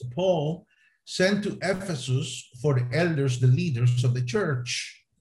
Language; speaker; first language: English; non-native, fluent; Spanish